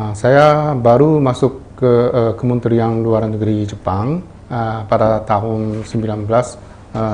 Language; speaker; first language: Indonesian; non-native, fluent; Japanese